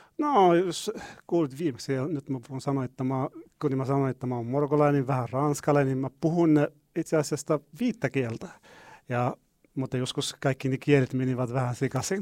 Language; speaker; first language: Finnish; non-native, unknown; Arabic